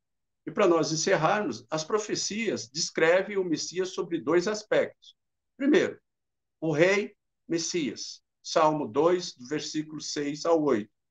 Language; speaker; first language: Portuguese; native; Portuguese